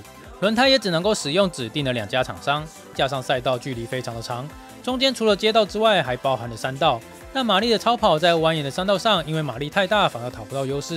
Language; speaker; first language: Chinese; native; Chinese